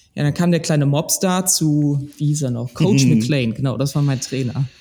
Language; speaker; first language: German; native; German